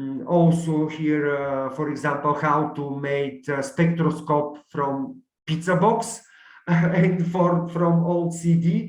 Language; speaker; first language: English; non-native, learner; Bulgarian